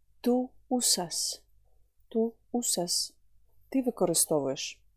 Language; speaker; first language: Spanish; non-native, fluent; Ukrainian